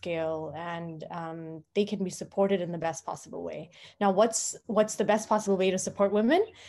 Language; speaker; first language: English; non-native, local second language; Hindi